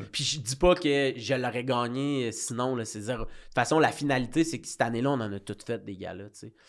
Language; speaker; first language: French; native; French